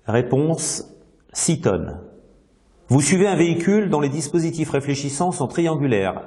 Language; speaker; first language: French; native; French